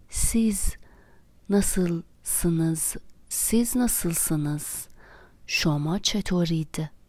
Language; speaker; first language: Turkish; non-native, fluent; Persian